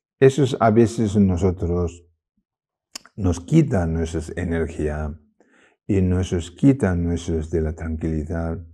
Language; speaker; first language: Spanish; non-native, learner; Tibetan